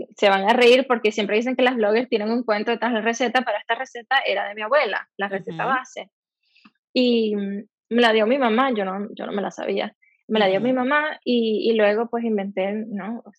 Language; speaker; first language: Spanish; native; Spanish